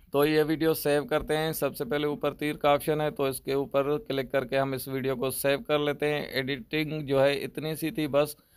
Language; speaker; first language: Urdu; native; Urdu